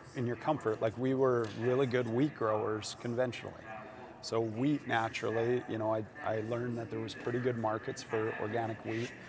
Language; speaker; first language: English; native; English